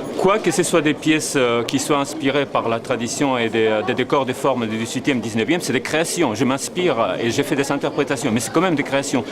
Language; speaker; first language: French; non-native, fluent; Spanish